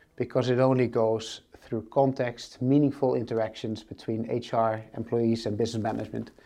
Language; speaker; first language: English; non-native, fluent; Dutch